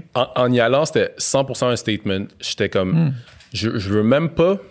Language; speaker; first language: French; native; French